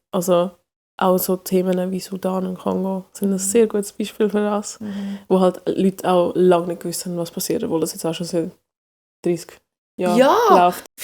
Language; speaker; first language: German; early bilingual, other home language; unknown